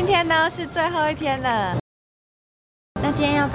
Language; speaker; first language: Chinese; native; Chinese